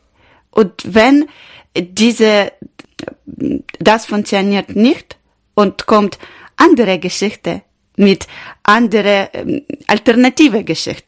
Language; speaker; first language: German; non-native, learner; Ukrainian